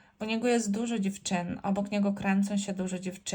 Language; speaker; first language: Polish; non-native, learner; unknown